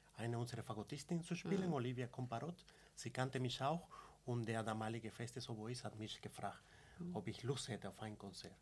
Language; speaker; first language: German; non-native, fluent; Spanish